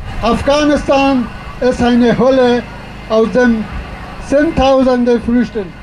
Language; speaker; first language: German; non-native, fluent; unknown